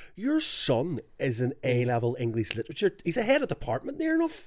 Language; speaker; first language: English; native; English